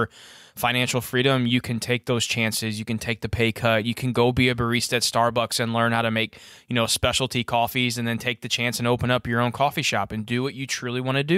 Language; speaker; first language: English; native; English